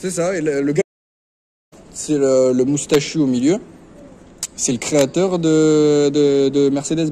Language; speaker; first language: French; native; French